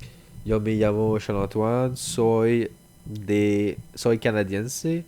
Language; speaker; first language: Spanish; non-native, learner; French